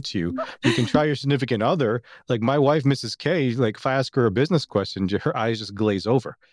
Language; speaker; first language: English; native; English